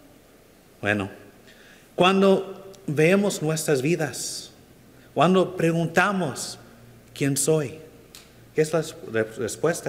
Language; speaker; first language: Spanish; non-native, fluent; English